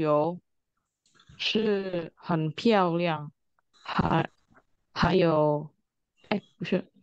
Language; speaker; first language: Chinese; non-native, learner; Indonesian